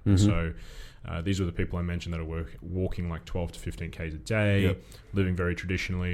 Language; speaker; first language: English; native; English